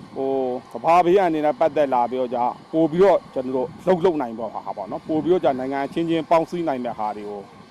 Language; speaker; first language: Burmese; native; Burmese